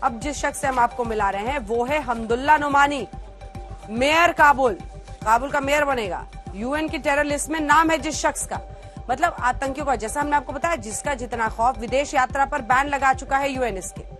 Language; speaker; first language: Hindi; native; Hindi